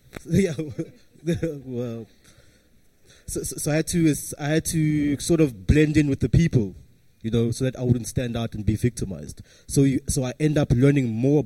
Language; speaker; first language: English; early bilingual, other home language; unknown